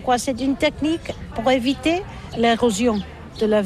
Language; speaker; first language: French; non-native, learner; Catalan